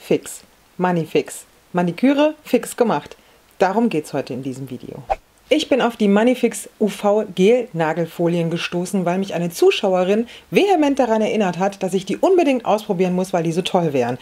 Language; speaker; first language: German; native; German